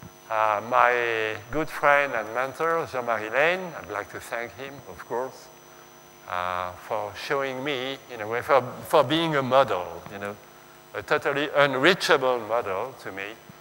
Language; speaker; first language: English; non-native, fluent; French